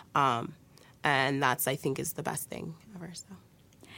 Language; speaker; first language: English; early bilingual, other home language; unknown